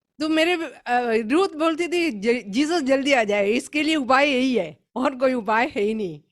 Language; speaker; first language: Hindi; non-native, local second language; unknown